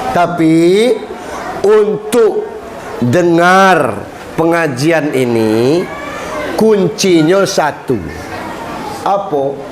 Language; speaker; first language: Malay; non-native, local second language; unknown